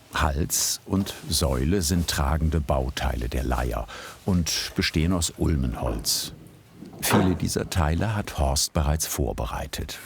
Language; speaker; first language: German; native; German